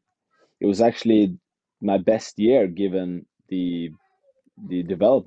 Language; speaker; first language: English; non-native, fluent; Norwegian